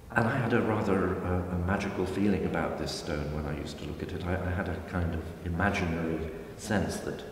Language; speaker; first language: English; native; English